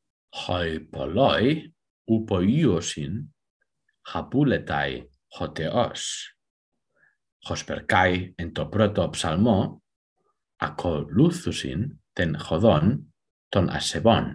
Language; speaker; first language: Greek; non-native, fluent; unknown